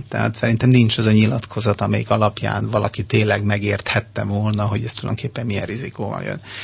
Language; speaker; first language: Hungarian; non-native, fluent; Serbian